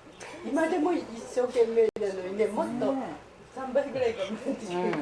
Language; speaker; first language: Japanese; native; Japanese